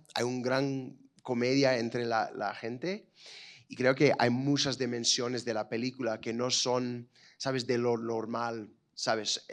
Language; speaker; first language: Spanish; non-native, fluent; English